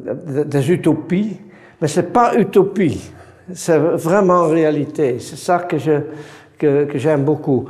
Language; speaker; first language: French; non-native, fluent; Dutch